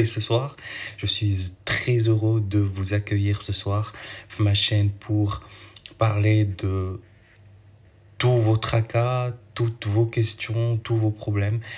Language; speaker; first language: French; non-native, local second language; Arabic